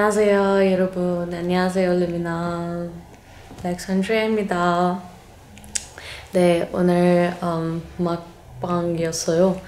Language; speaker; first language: Korean; non-native, learner; English